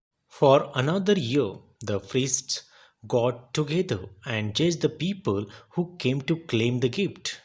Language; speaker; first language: English; non-native, local second language; Marathi